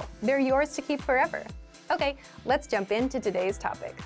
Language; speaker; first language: English; native; English